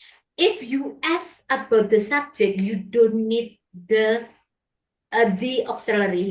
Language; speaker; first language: English; non-native, learner; Indonesian